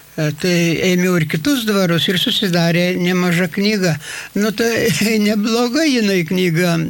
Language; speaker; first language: Lithuanian; native; Lithuanian